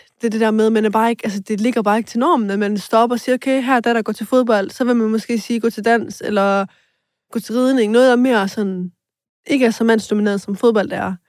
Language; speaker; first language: Danish; early bilingual, other home language; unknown